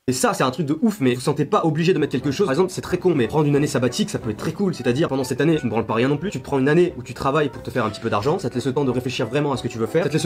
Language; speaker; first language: French; native; French